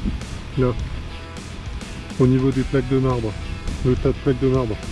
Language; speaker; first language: French; native; French